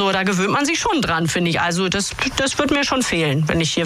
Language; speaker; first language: German; native; German